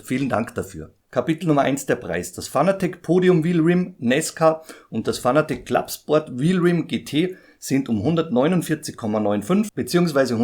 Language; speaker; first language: German; native; German